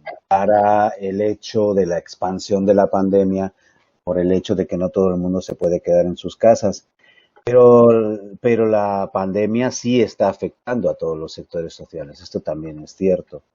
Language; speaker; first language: Spanish; native; Spanish